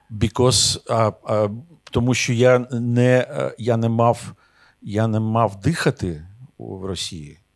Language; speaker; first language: Ukrainian; non-native, local second language; Russian